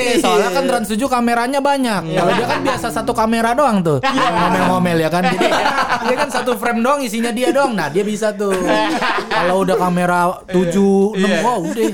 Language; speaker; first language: Indonesian; native; Indonesian